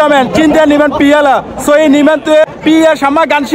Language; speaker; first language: Chinese; non-native, learner; Bangla